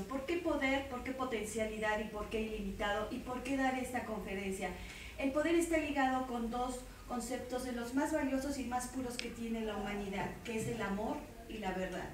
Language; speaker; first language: Spanish; native; Spanish